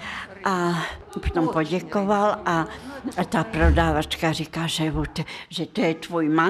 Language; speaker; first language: Czech; non-native, fluent; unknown